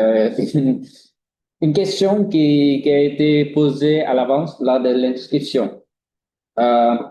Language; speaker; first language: French; non-native, fluent; Vietnamese